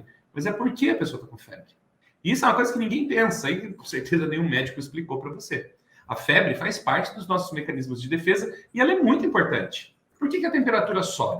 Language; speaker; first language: Portuguese; native; Portuguese